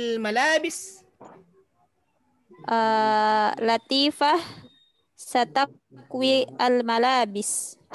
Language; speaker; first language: Arabic; non-native, learner; Indonesian